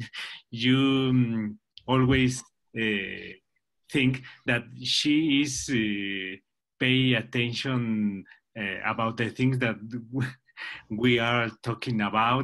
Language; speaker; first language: English; non-native, learner; Spanish